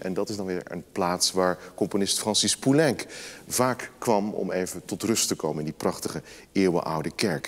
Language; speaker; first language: Dutch; native; Dutch